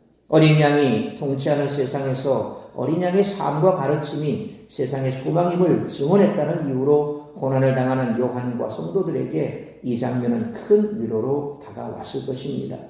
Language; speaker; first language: Korean; native; Korean